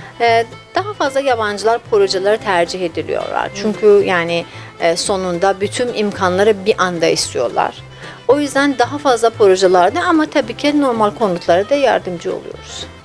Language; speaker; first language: Turkish; non-native, fluent; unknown